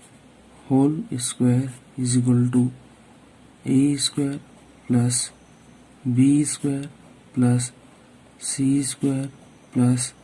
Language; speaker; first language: English; non-native, local second language; Hindi